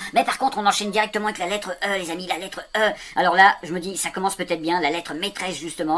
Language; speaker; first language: French; native; French